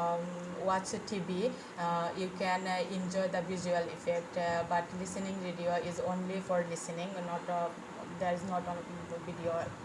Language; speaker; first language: English; non-native, fluent; Bangla